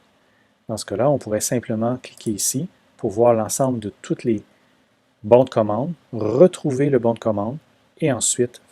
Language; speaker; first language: French; native; French